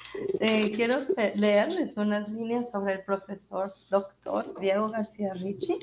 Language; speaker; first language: Spanish; native; Spanish